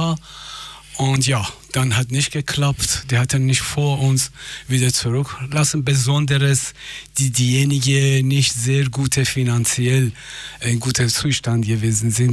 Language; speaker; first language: German; non-native, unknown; Persian